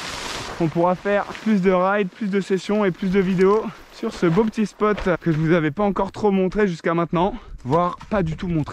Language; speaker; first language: French; native; French